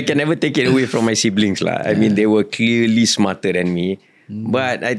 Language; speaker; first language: English; non-native, local second language; Malay